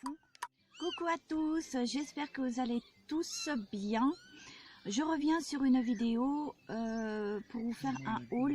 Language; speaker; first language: French; native; French